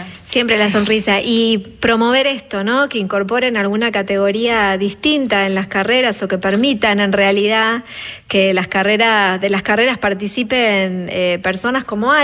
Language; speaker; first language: Spanish; native; Spanish